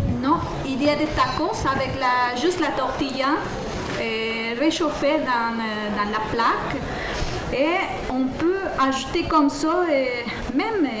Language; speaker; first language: French; non-native, fluent; Spanish